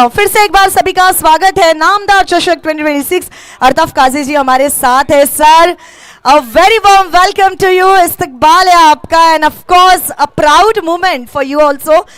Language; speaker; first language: Hindi; non-native, local second language; Marathi